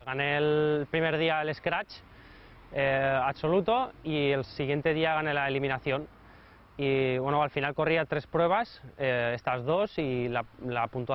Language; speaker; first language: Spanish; non-native, local second language; Catalan